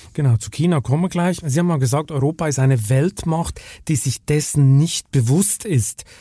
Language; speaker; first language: German; native; German